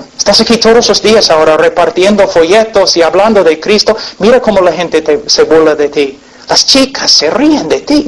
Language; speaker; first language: Spanish; non-native, fluent; English